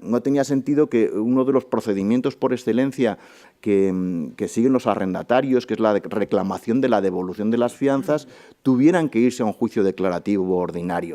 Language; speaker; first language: Spanish; native; Spanish